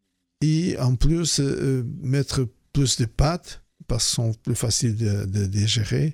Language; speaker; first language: French; non-native, fluent; Portuguese